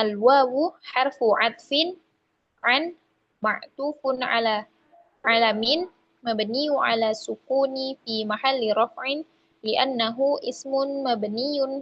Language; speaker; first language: Arabic; non-native, learner; Indonesian